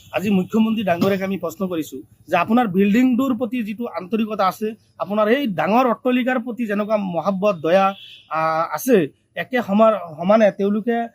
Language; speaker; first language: Assamese; non-native, local second language; Bangla